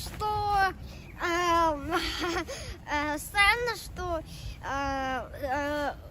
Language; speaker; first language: Russian; early bilingual, heritage; English